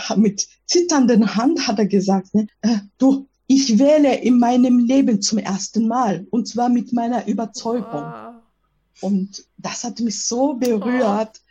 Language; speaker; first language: German; non-native, fluent; Japanese